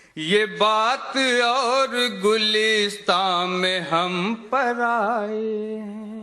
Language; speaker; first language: Urdu; native; Urdu